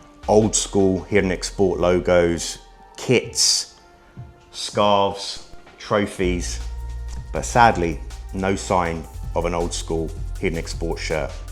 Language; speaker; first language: English; native; English